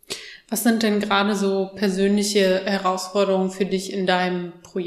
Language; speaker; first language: German; native; German